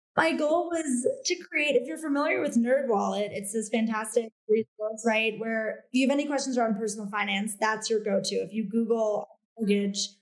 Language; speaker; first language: English; native; English